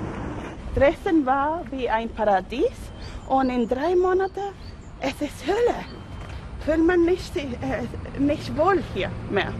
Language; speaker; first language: German; non-native, learner; Spanish